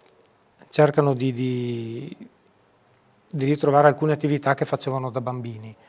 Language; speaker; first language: Italian; native; Italian